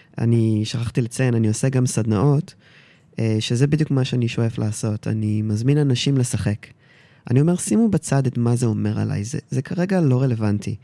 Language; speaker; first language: Hebrew; early bilingual, heritage; Hebrew